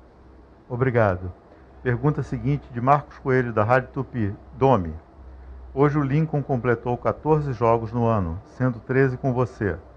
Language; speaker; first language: Portuguese; native; Portuguese